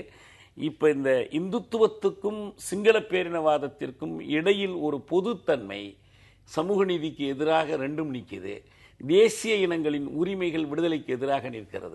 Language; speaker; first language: Tamil; native; Tamil